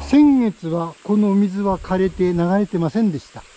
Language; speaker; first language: Japanese; native; Japanese